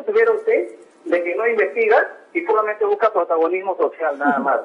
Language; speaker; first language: Spanish; native; Spanish